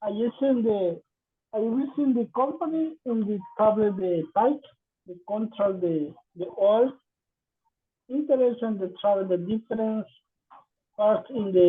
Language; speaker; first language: English; non-native, learner; Spanish